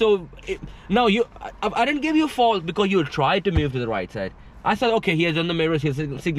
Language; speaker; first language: English; non-native, fluent; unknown